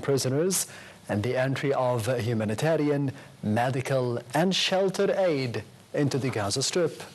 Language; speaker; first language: English; non-native, local second language; Arabic